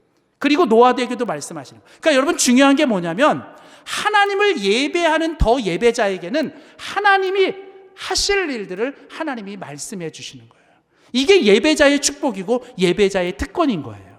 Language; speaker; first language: Korean; native; Korean